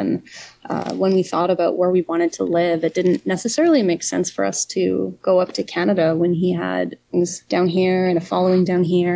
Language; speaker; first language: English; native; English